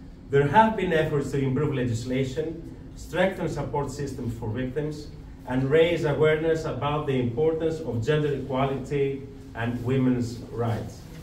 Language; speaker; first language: English; non-native, fluent; Greek